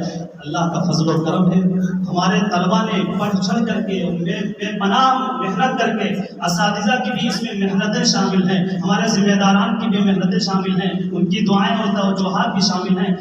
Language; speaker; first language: Urdu; native; Urdu